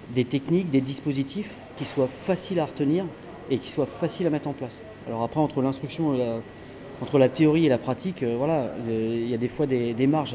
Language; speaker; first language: French; native; French